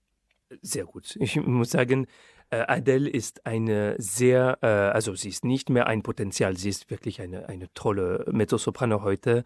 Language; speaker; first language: German; non-native, fluent; French